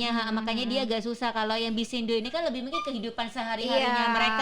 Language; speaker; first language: Indonesian; native; Indonesian